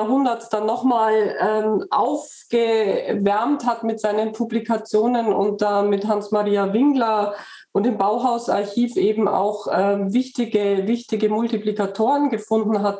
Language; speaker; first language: German; native; German